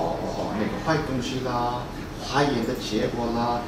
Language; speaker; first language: Chinese; non-native, fluent; Korean